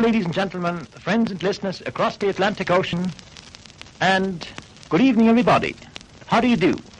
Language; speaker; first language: English; non-native, fluent; Dutch